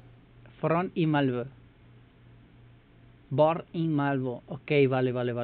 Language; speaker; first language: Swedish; non-native, learner; Spanish